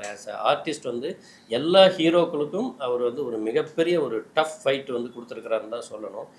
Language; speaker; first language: Tamil; native; Tamil